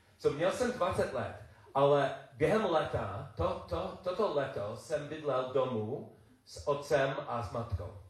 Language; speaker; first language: Czech; non-native, learner; English